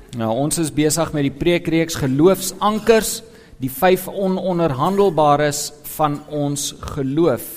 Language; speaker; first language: Afrikaans; non-native, local second language; English